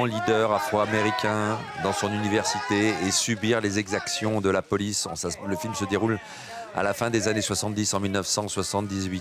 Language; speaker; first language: French; native; French